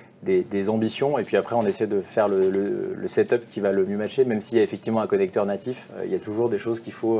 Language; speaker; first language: French; native; French